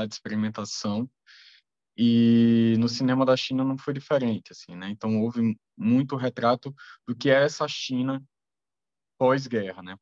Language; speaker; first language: Portuguese; native; Portuguese